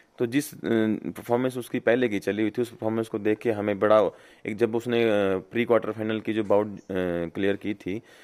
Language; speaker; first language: Hindi; native; Hindi